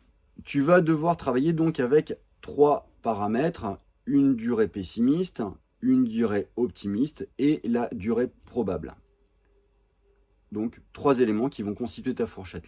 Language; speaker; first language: French; native; French